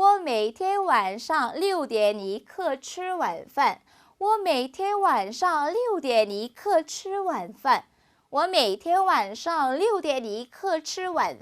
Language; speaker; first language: Chinese; non-native, fluent; Korean